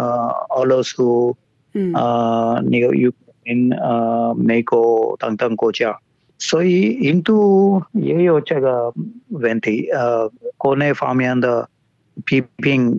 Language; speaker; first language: Chinese; non-native, fluent; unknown